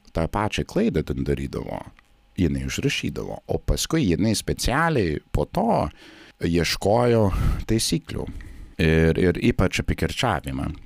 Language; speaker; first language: Lithuanian; non-native, fluent; English